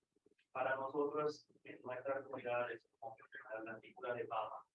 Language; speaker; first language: Spanish; non-native, fluent; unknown